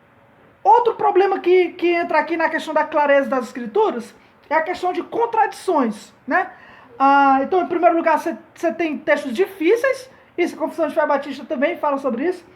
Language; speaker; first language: Portuguese; native; Portuguese